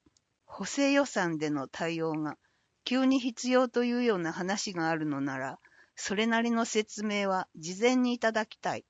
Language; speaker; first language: Japanese; native; Japanese